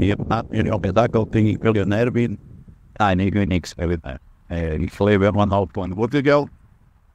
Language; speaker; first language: German; non-native, learner; Portuguese